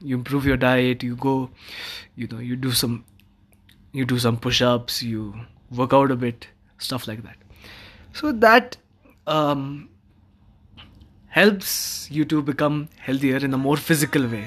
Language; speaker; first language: English; non-native, local second language; Hindi